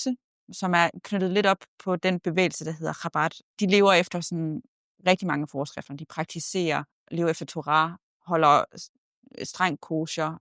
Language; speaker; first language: Danish; native; Danish